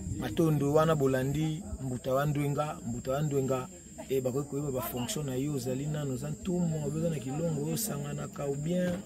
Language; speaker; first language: Lingala; non-native, local second language; Kongo